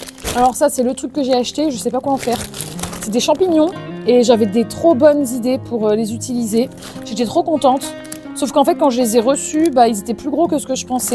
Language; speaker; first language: French; native; French